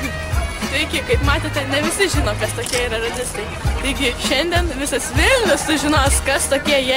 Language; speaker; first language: Lithuanian; native; Lithuanian